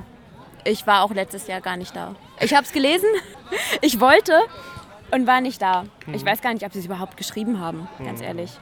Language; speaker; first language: German; native; German